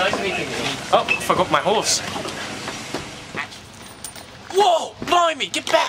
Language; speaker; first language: English; native; English